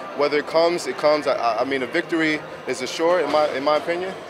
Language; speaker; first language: English; native; English